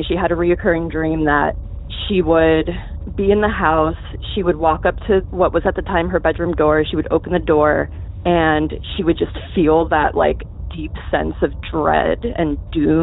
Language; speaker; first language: English; native; English